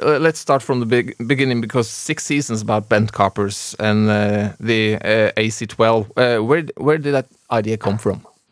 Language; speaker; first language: English; non-native, fluent; Norwegian